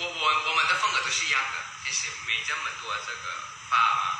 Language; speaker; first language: Chinese; non-native, learner; Thai